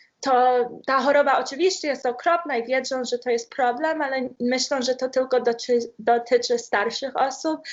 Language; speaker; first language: Polish; early bilingual, heritage; Polish